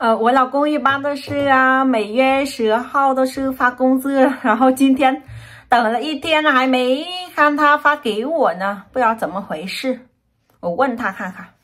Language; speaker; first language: Chinese; non-native, fluent; Vietnamese